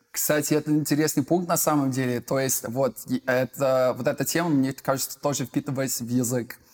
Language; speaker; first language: Russian; non-native, fluent; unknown